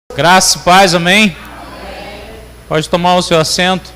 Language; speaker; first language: Portuguese; native; Portuguese